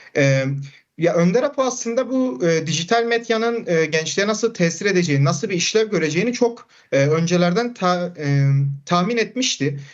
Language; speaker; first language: Turkish; non-native, local second language; Kurdish